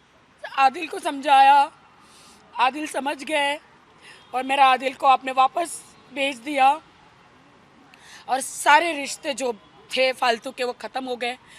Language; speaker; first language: Hindi; native; Hindi